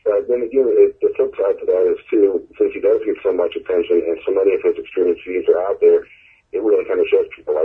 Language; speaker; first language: English; native; English